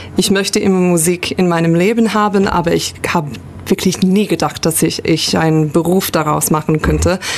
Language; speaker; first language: German; non-native, fluent; English